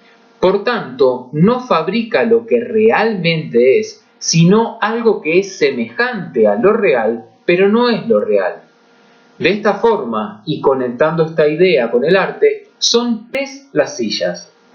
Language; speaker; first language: Spanish; native; Spanish